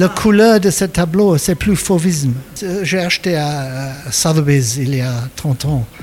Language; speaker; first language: French; non-native, learner; English